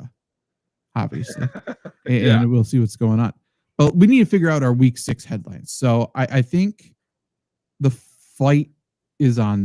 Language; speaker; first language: English; native; English